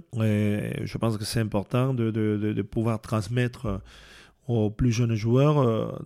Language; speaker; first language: French; non-native, fluent; Spanish